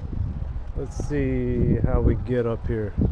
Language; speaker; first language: English; native; English